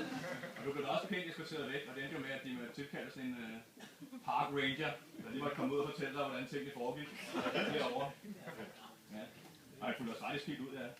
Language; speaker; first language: Danish; native; Danish